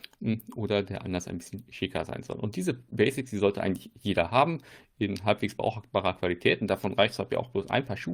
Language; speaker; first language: German; native; German